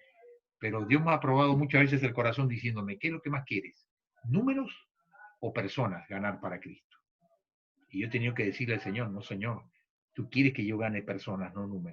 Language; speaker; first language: Spanish; native; Spanish